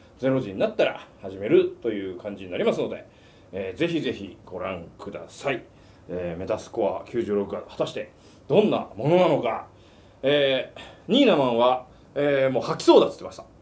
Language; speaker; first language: Japanese; native; Japanese